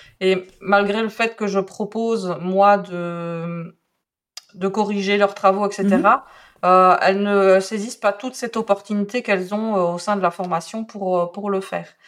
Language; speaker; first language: French; native; French